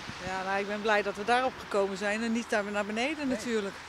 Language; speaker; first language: Dutch; native; Dutch